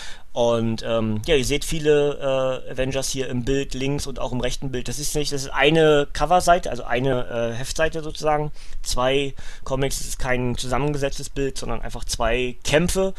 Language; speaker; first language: German; native; German